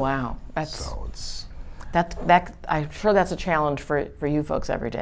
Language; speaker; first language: English; native; English